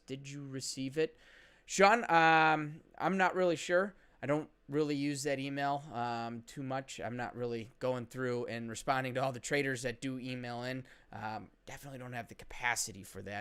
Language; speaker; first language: English; native; English